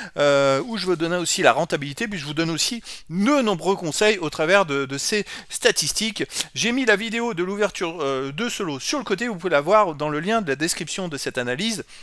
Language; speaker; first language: French; native; French